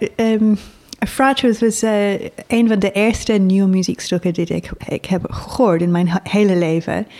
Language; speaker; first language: Dutch; non-native, fluent; English